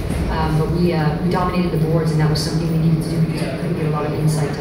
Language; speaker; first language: English; native; English